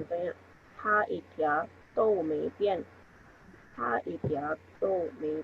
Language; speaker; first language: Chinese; non-native, learner; Indonesian